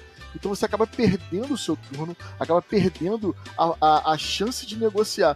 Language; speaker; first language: Portuguese; native; Portuguese